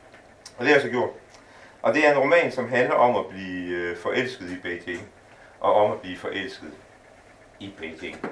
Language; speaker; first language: Danish; native; Danish